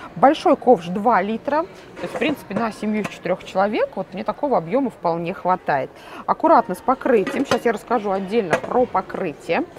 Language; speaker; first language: Russian; native; Russian